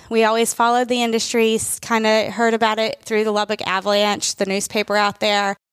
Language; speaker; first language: English; early bilingual, other home language; Telugu